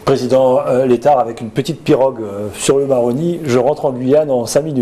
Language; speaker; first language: French; native; French